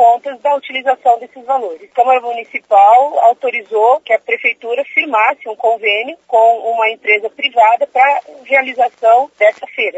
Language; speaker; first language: Portuguese; native; Portuguese